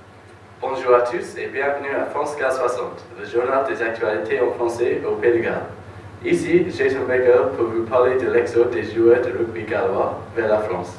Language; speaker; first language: French; non-native, learner; English